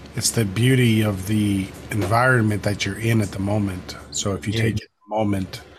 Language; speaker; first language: English; native; English